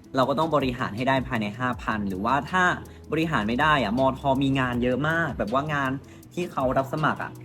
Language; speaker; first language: Thai; non-native, local second language; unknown